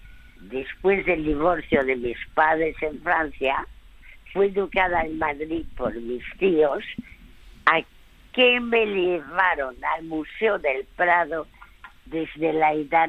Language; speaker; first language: Spanish; early bilingual, other home language; French